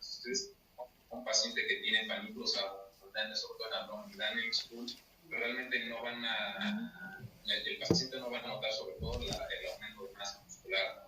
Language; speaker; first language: Spanish; native; Spanish